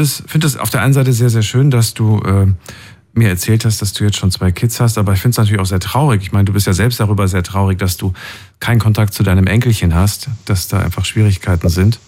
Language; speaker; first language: German; native; German